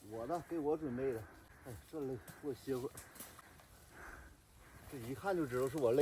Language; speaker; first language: Chinese; native; Chinese